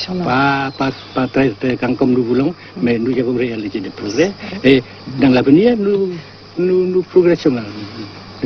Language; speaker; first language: French; non-native, local second language; Vietnamese